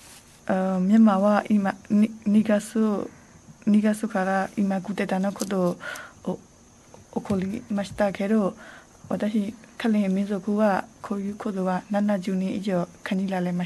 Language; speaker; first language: Japanese; non-native, learner; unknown